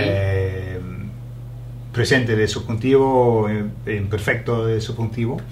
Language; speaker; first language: Spanish; non-native, learner; English